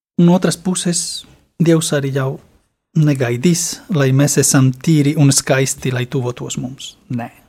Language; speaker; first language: Latvian; non-native, fluent; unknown